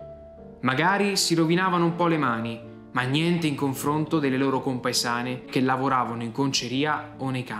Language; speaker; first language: Italian; native; Italian